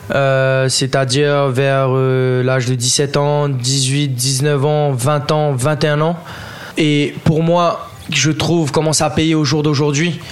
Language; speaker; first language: French; native; French